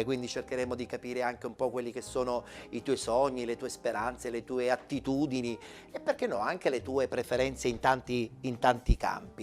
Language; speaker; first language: Italian; native; Italian